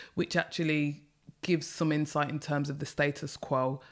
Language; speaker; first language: English; native; English